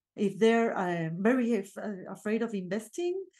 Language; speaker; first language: English; non-native, fluent; Spanish